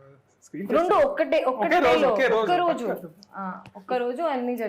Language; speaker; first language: Telugu; non-native, fluent; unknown